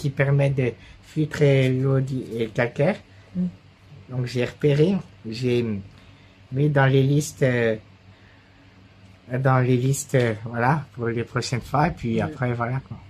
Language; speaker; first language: French; native; French